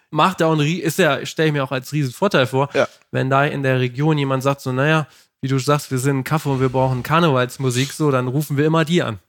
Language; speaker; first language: German; native; German